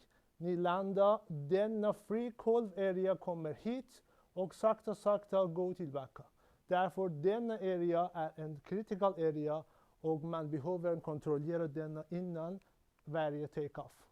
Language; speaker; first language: Swedish; non-native, learner; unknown